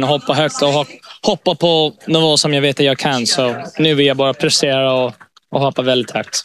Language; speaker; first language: Swedish; early bilingual, heritage; English